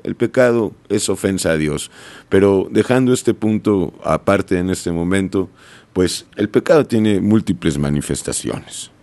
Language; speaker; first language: Spanish; native; Spanish